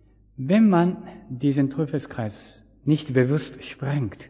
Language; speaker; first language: German; non-native, fluent; Japanese